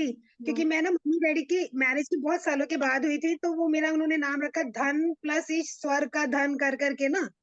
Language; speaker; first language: Hindi; native; Hindi